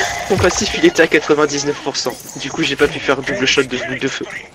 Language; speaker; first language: French; native; French